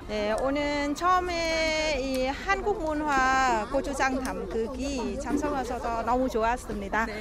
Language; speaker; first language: Korean; non-native, learner; Vietnamese